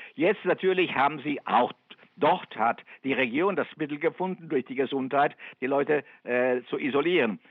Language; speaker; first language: German; non-native, fluent; Italian